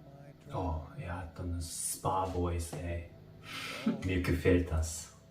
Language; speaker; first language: German; non-native, learner; Korean